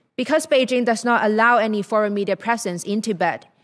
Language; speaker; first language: English; non-native, local second language; Cantonese